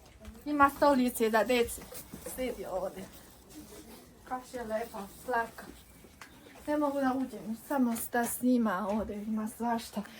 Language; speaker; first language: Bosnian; non-native, learner; Chinese